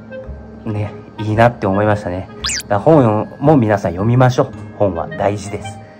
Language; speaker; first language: Japanese; native; Japanese